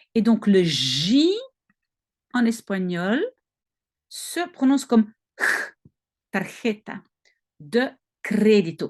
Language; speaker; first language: French; non-native, local second language; Dutch